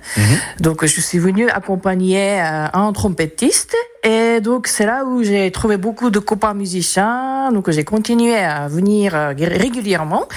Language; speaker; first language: French; non-native, fluent; Japanese